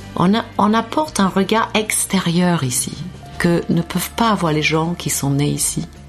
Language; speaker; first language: French; non-native, fluent; English